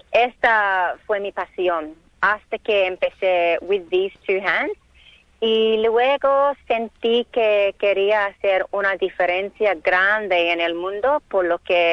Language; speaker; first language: Spanish; non-native, learner; English